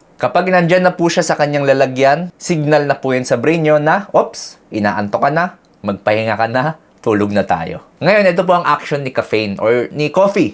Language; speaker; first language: Filipino; native; Filipino